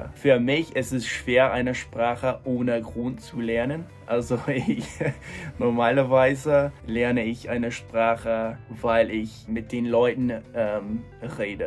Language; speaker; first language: German; non-native, fluent; English